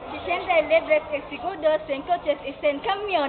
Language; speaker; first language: Spanish; non-native, learner; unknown